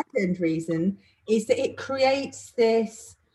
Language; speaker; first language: English; native; English